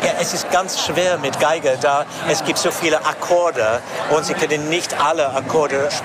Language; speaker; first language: German; non-native, fluent; English